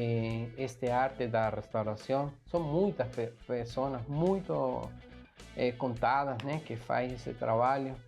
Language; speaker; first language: Portuguese; non-native, learner; Spanish